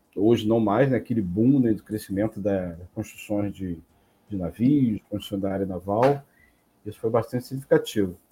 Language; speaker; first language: Portuguese; native; Portuguese